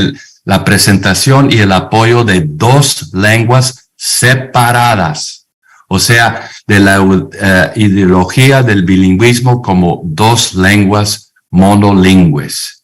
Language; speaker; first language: Spanish; non-native, fluent; English